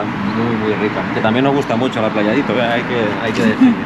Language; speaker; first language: Spanish; native; Spanish